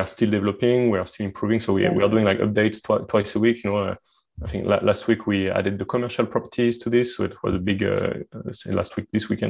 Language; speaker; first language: English; non-native, fluent; French